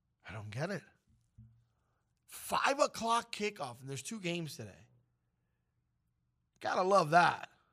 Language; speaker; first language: English; native; English